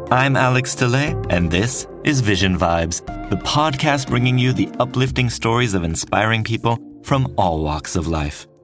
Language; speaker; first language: English; non-native, fluent; French